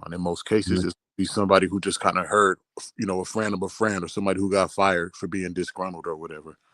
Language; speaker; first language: English; native; English